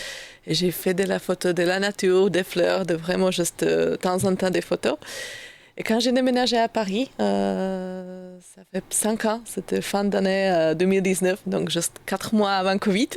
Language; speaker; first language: French; non-native, learner; Slovak